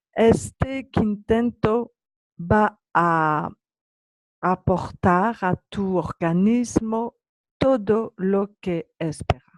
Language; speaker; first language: Spanish; non-native, learner; French